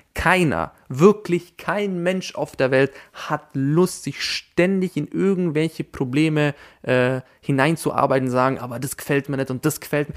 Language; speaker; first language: German; early bilingual, other home language; Albanian